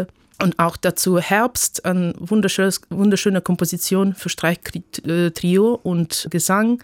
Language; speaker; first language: German; non-native, fluent; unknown